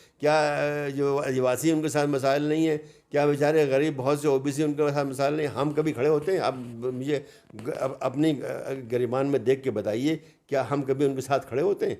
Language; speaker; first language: Urdu; native; Urdu